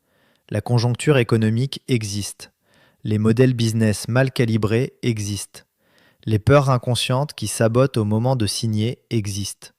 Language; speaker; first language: French; native; French